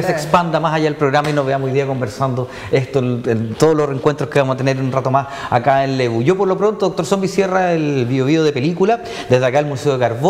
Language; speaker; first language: Spanish; native; Spanish